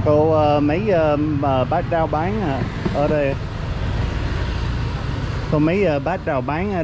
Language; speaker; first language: Vietnamese; non-native, learner; English